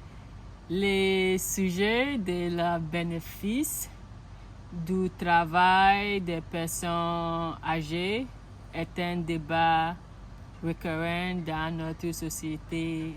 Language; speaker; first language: French; non-native, learner; Akan